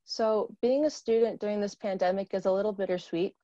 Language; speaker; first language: English; native; English